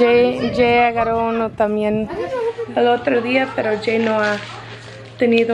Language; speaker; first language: Spanish; early bilingual, heritage; English